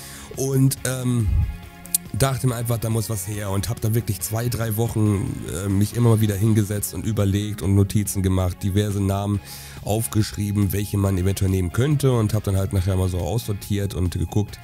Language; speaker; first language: German; native; German